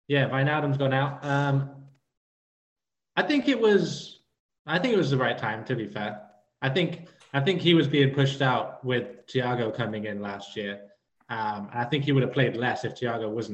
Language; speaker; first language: English; native; English